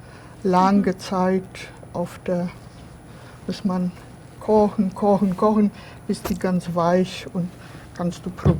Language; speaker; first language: German; non-native, fluent; Polish